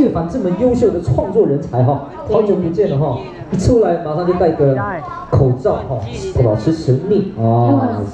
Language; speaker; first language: Chinese; native; Chinese